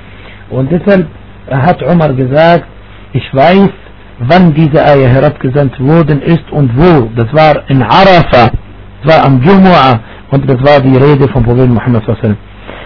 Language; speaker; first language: German; non-native, fluent; Arabic